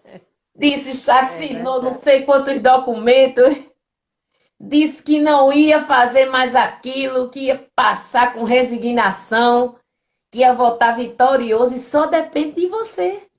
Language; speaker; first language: Portuguese; native; Portuguese